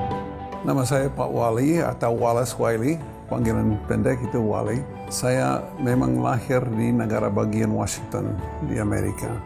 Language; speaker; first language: Indonesian; non-native, fluent; English